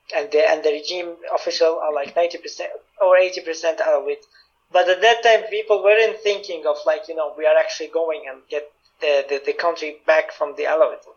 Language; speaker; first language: English; non-native, fluent; Arabic